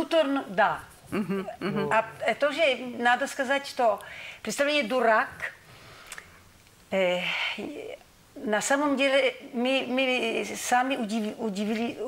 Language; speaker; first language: Russian; non-native, learner; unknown